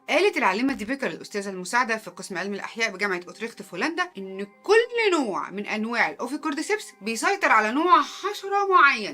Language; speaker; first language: Arabic; native; Arabic